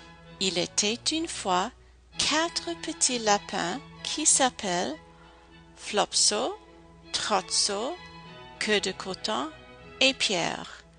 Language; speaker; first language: French; non-native, fluent; English